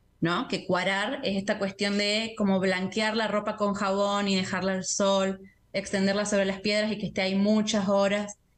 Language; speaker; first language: Spanish; native; Spanish